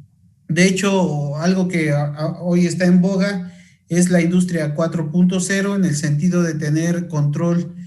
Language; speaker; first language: Spanish; native; Spanish